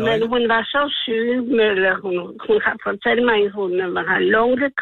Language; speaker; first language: Danish; non-native, learner; Polish